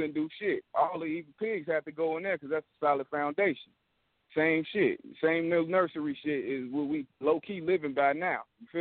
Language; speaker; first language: English; native; English